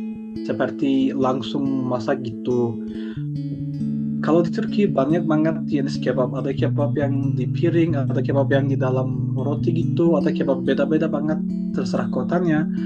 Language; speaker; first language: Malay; non-native, fluent; Turkish